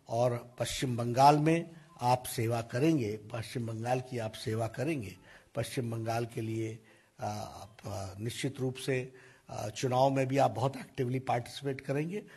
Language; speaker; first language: Hindi; native; Hindi